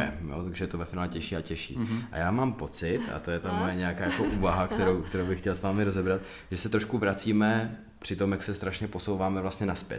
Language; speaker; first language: Czech; native; Czech